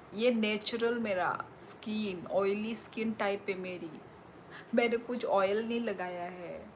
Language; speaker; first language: Hindi; non-native, local second language; Kok Borok